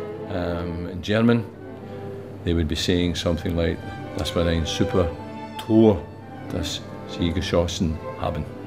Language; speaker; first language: German; non-native, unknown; English